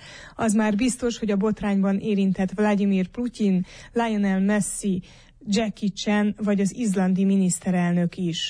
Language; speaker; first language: Hungarian; native; Hungarian